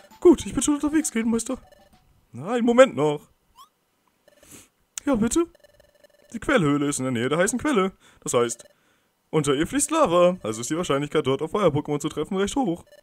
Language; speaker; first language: German; native; German